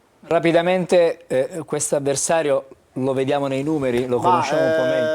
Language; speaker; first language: Italian; native; Italian